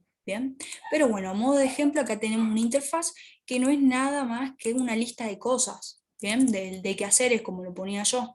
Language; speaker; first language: Spanish; native; Spanish